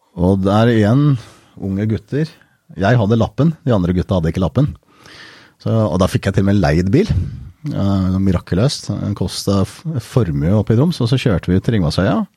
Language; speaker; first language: Norwegian; early bilingual, heritage; Norwegian